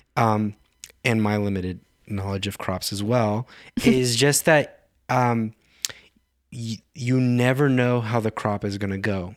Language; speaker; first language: English; native; English